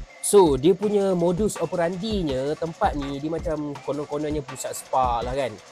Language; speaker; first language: Malay; native; Malay